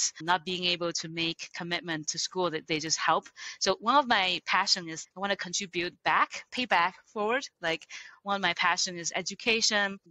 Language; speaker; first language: English; non-native, fluent; Chinese